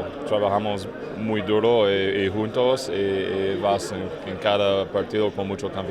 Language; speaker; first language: Spanish; non-native, fluent; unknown